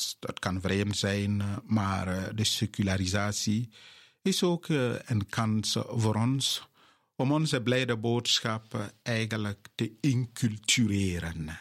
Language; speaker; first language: Dutch; non-native, fluent; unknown